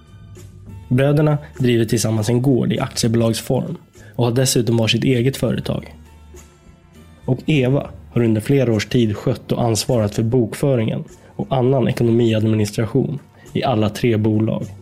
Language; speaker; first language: Swedish; native; Swedish